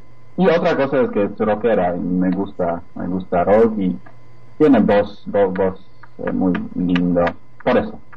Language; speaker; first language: Spanish; non-native, fluent; Polish